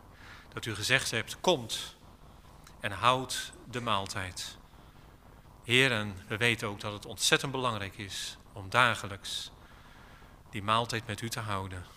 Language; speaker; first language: Dutch; native; Dutch